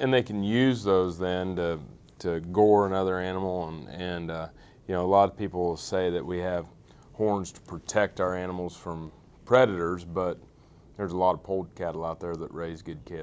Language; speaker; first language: English; native; English